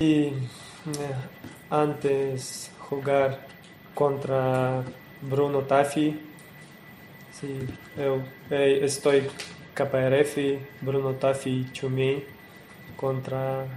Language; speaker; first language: Spanish; non-native, learner; Portuguese